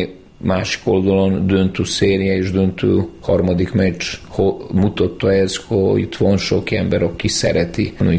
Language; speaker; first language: Hungarian; non-native, fluent; Serbian